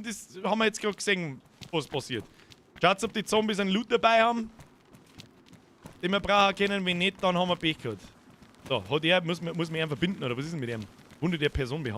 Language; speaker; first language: German; native; German